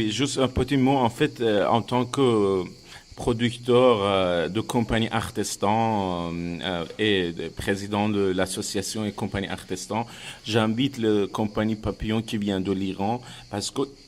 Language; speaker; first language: French; non-native, fluent; Persian